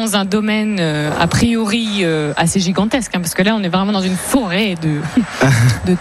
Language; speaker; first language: French; native; French